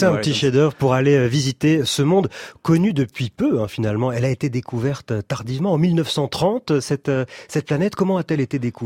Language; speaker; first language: French; native; French